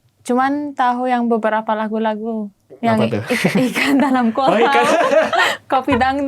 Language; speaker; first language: Indonesian; non-native, learner; German